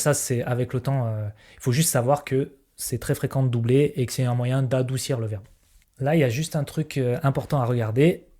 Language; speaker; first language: French; native; French